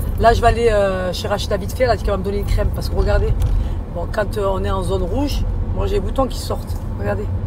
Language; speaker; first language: French; early bilingual, other home language; Arabic